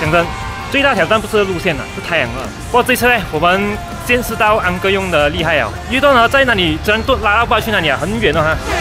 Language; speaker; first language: Chinese; native; Chinese